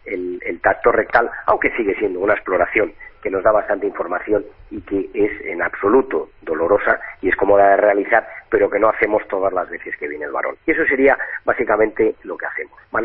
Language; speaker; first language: Spanish; native; Spanish